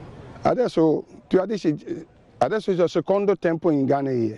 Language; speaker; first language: Italian; non-native, learner; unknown